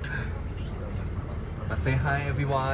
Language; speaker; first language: English; non-native, learner; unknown